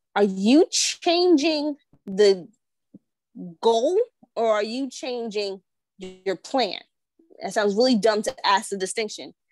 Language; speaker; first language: English; native; English